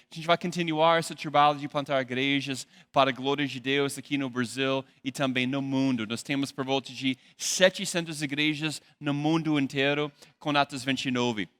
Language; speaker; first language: Portuguese; non-native, fluent; English